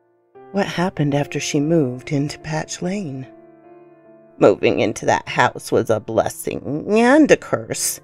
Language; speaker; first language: English; native; English